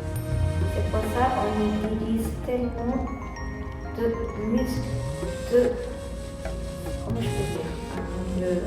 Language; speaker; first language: French; non-native, learner; Japanese